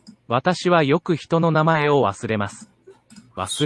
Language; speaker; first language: Japanese; non-native, learner; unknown